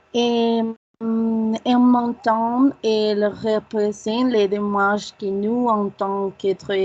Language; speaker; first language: French; non-native, learner; Spanish